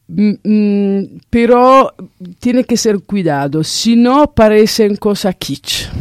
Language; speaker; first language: Spanish; non-native, fluent; Italian